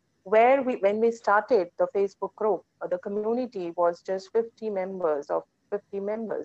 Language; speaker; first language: English; non-native, local second language; Konkani